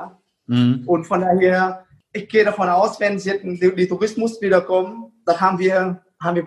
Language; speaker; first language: German; non-native, fluent; Vietnamese